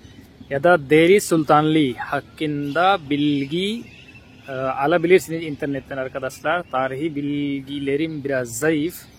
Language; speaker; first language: Turkish; non-native, fluent; Hindi